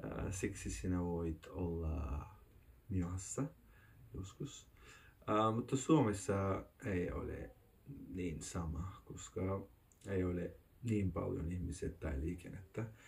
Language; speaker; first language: Finnish; non-native, learner; Turkish